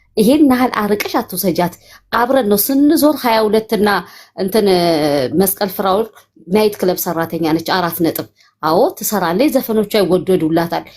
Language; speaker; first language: Amharic; native; Amharic